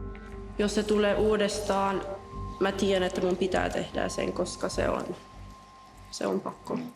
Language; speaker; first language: Finnish; non-native, learner; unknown